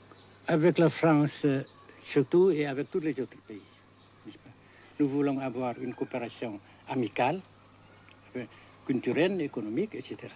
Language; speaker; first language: French; non-native, local second language; Vietnamese